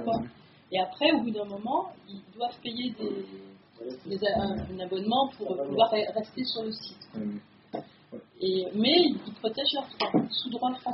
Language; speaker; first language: French; native; French